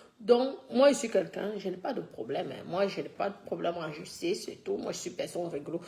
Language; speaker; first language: French; native; French